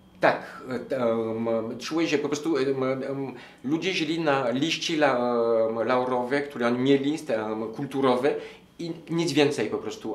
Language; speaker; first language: Polish; non-native, learner; French